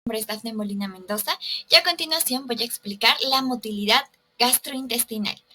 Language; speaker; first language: Spanish; native; Spanish